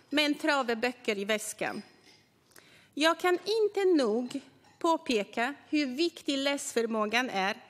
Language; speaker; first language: Swedish; native; Swedish